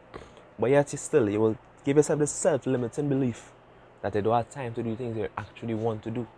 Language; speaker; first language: English; native; English